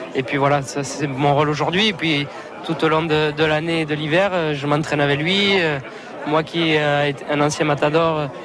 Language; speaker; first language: French; native; French